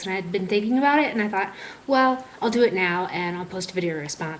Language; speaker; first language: English; native; English